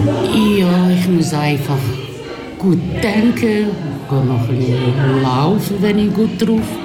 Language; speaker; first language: German; non-native, learner; Kurdish